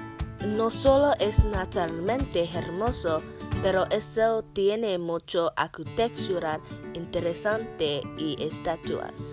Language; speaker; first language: Spanish; non-native, learner; English